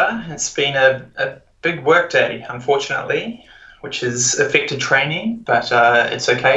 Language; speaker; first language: English; native; English